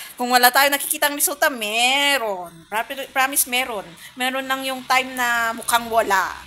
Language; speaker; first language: Filipino; non-native, local second language; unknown